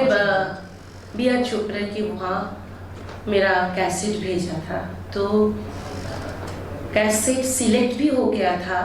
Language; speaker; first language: Hindi; non-native, local second language; Bangla